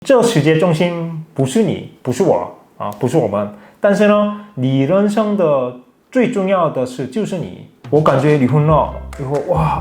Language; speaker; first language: Chinese; non-native, fluent; Korean